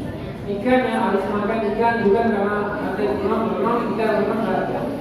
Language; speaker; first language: Indonesian; non-native, learner; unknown